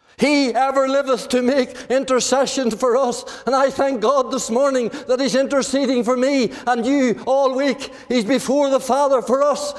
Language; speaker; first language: English; native; English